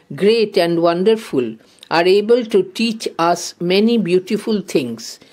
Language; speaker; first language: English; non-native, local second language; Bangla